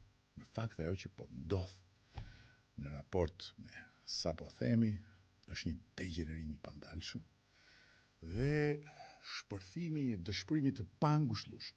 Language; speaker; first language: Albanian; native; Albanian